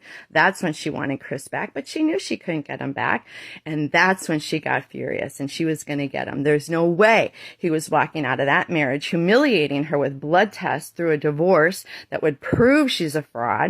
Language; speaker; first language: English; native; English